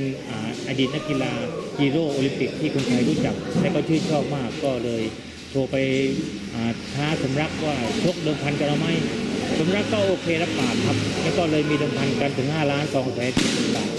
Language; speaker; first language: Thai; native; Thai